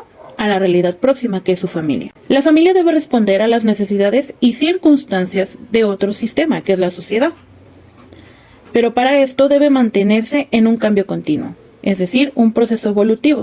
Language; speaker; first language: Spanish; native; Spanish